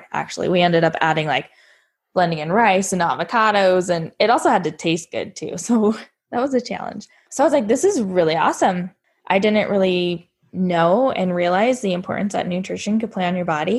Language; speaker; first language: English; native; English